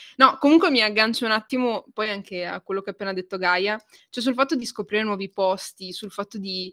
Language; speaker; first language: Italian; native; Italian